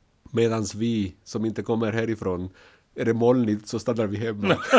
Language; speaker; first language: Swedish; non-native, fluent; Spanish